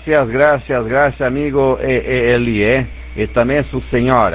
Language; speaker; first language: Spanish; non-native, learner; Portuguese